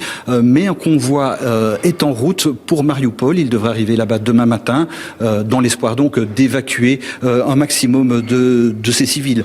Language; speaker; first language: French; native; French